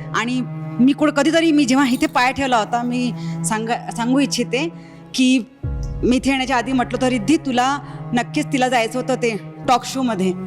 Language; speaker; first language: Marathi; non-native, local second language; Marwari